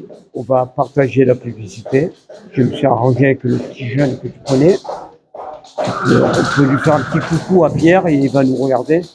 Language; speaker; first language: French; native; French